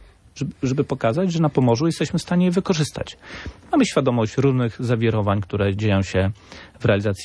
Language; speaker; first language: Polish; native; Polish